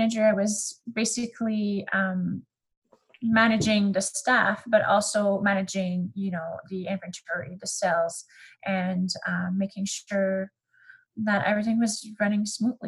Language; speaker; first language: English; non-native, fluent; French